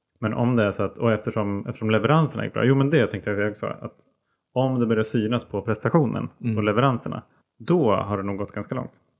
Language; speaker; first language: Swedish; native; Swedish